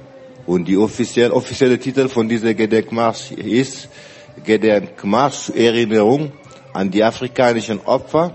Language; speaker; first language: German; non-native, fluent; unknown